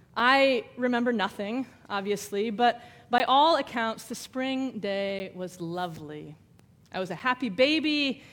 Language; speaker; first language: English; native; English